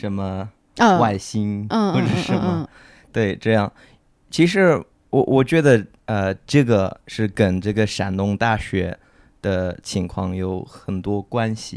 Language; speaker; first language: Chinese; non-native, fluent; English